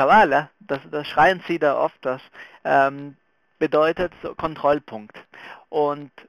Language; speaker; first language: German; non-native, fluent; Spanish